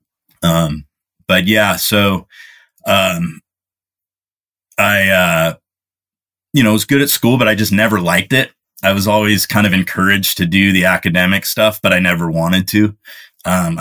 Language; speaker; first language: English; native; English